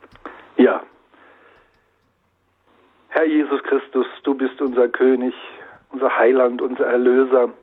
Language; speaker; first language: German; native; German